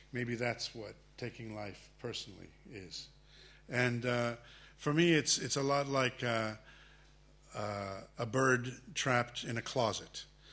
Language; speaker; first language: English; early bilingual, other home language; Spanish